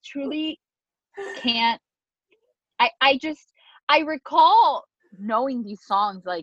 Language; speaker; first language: English; native; English